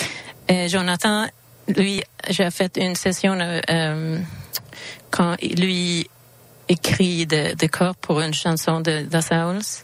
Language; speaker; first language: French; non-native, learner; Swedish